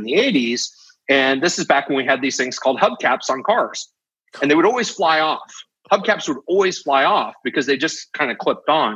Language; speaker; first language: English; native; English